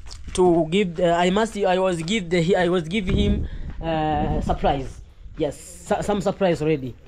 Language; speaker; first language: English; non-native, learner; Swahili